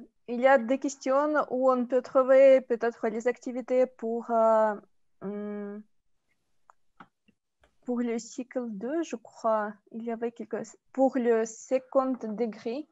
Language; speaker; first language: French; non-native, fluent; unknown